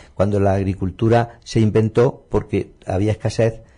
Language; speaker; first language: Spanish; native; Spanish